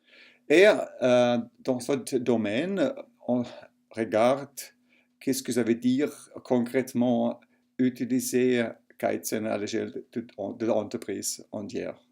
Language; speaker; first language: French; non-native, fluent; German